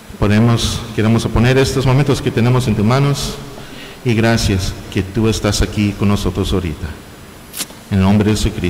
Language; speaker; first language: Spanish; non-native, fluent; English